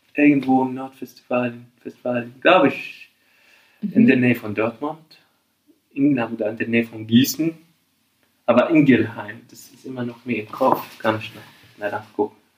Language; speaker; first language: German; non-native, fluent; Arabic